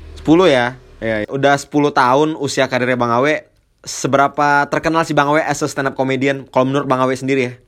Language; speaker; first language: Indonesian; native; Indonesian